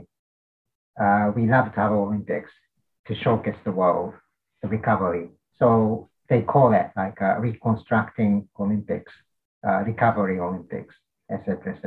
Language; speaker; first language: English; non-native, fluent; Japanese